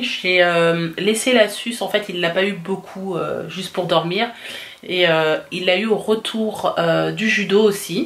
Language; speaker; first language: French; native; French